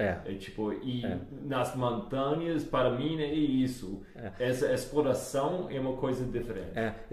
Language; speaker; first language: Portuguese; non-native, fluent; English